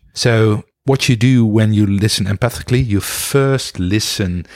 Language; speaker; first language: English; non-native, fluent; Dutch